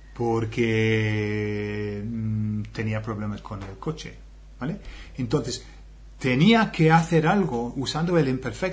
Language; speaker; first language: Spanish; non-native, fluent; English